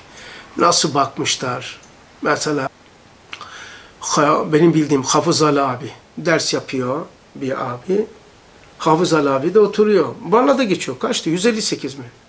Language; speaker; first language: Turkish; native; Turkish